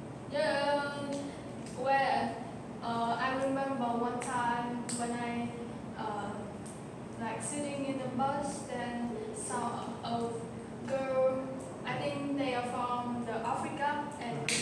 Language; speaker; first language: English; non-native, learner; Vietnamese